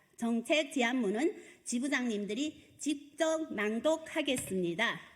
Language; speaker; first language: Korean; non-native, fluent; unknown